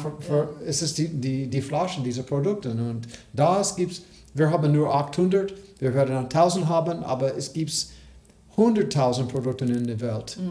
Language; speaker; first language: German; non-native, learner; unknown